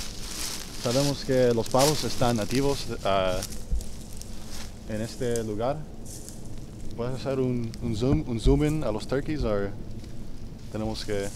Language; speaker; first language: Spanish; non-native, fluent; English